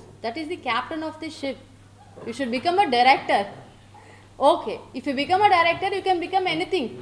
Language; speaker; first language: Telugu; non-native, learner; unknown